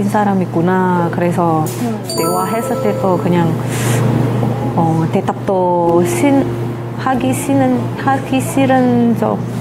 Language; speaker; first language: Korean; non-native, learner; Indonesian